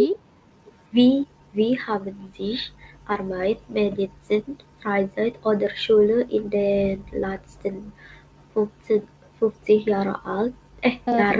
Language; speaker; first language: German; non-native, learner; Indonesian